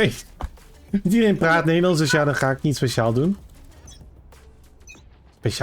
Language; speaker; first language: Dutch; native; Dutch